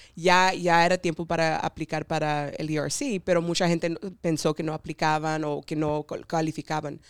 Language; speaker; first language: Spanish; early bilingual, heritage; Spanish